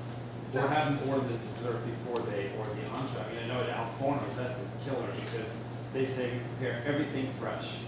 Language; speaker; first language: English; native; English